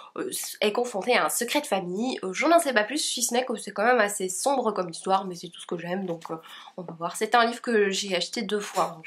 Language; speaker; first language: French; native; French